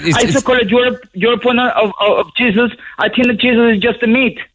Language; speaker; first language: English; non-native, fluent; Spanish